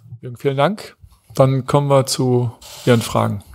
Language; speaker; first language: German; native; German